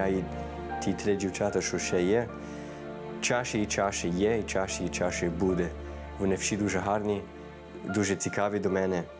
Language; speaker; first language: Ukrainian; early bilingual, heritage; Ukrainian